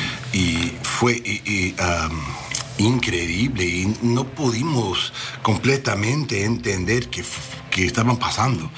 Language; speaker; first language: Spanish; non-native, learner; English